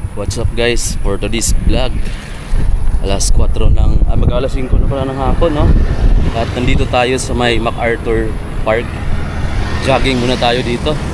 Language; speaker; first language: Filipino; non-native, local second language; Waray